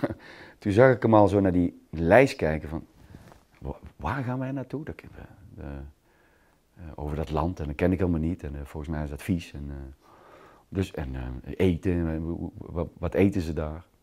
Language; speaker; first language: Dutch; native; Dutch